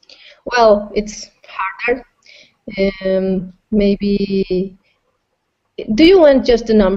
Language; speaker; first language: English; non-native, fluent; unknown